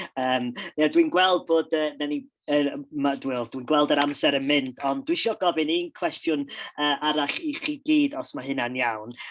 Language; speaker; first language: Welsh; non-native, local second language; English